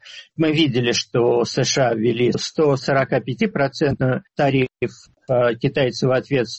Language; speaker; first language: Russian; native; Russian